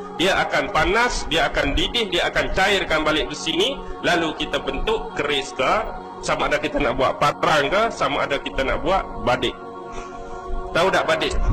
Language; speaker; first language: Malay; native; Malay